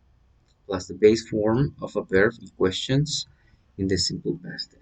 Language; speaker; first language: English; non-native, fluent; Spanish